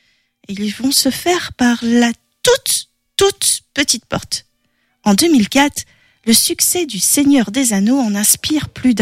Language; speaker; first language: French; native; French